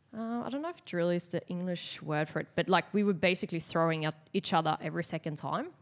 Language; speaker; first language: English; non-native, fluent; Swedish